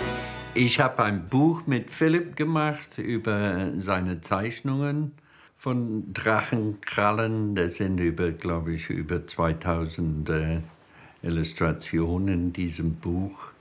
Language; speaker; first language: German; non-native, fluent; English